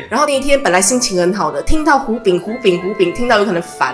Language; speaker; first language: Chinese; native; Chinese